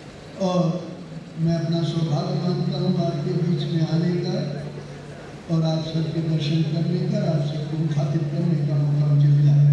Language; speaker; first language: Hindi; native; Hindi